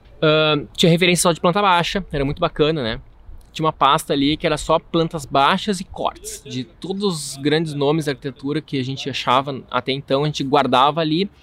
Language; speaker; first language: Portuguese; native; Portuguese